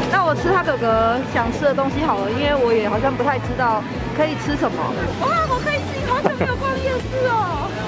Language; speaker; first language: Chinese; native; Chinese